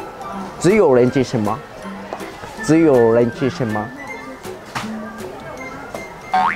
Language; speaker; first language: Chinese; non-native, learner; Japanese